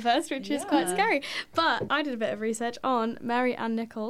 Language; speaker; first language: English; native; English